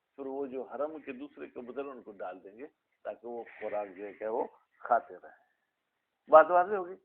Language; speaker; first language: Urdu; non-native, local second language; Sindhi